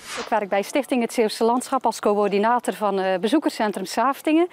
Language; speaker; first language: Dutch; native; Dutch